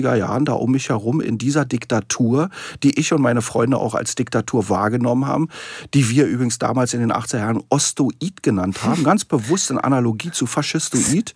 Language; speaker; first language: German; native; German